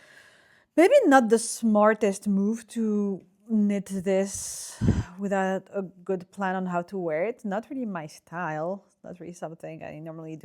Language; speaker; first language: English; non-native, fluent; French